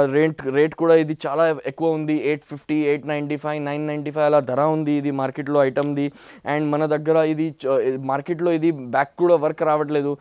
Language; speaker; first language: Telugu; non-native, local second language; Hindi